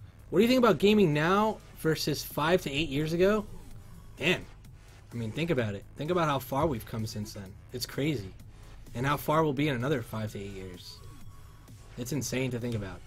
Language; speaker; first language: English; native; English